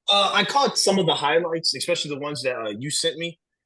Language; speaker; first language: English; native; English